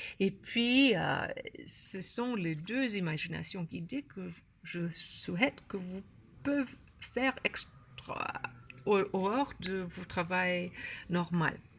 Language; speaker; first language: French; non-native, learner; German